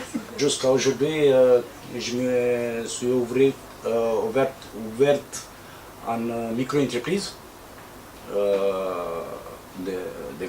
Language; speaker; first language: French; non-native, learner; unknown